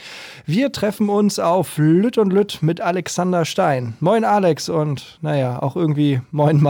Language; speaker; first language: German; native; German